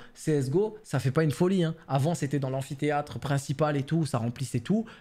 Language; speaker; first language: French; native; French